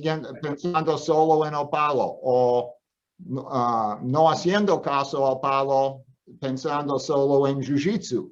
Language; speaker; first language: Spanish; non-native, fluent; English